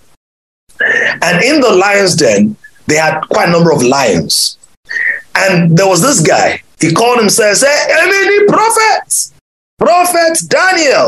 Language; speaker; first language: English; non-native, local second language; Yoruba